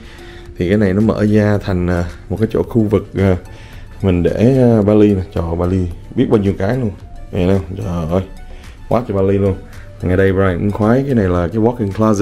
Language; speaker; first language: Vietnamese; early bilingual, heritage; Vietnamese